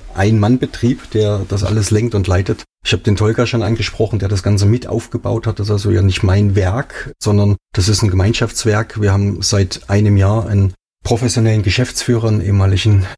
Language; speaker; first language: German; native; German